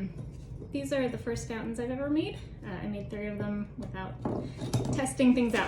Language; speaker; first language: English; native; English